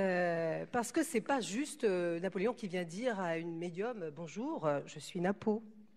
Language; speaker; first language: French; native; French